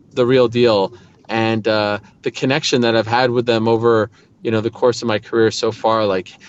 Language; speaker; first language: English; native; English